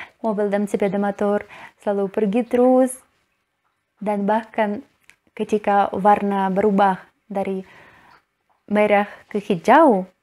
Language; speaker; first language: Indonesian; non-native, learner; Russian